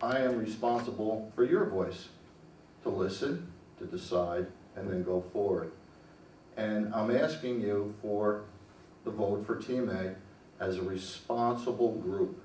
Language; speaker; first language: English; native; English